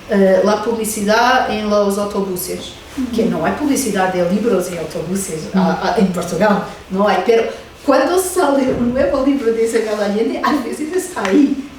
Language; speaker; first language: Spanish; non-native, fluent; Portuguese